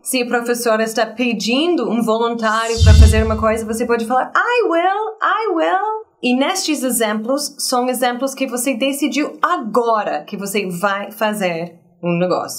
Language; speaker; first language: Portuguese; non-native, fluent; English